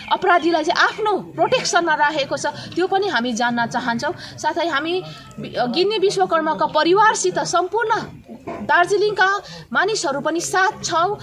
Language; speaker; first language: Nepali; native; Nepali